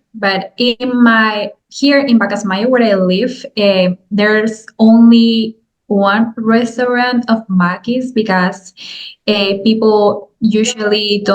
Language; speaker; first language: English; non-native, learner; Spanish